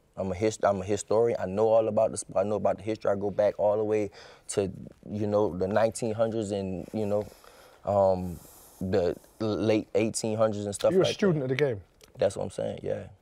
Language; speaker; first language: English; native; English